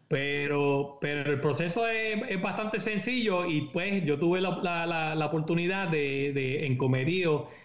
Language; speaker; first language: Spanish; native; Spanish